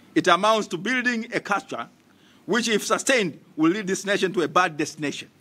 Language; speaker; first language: English; non-native, local second language; Swahili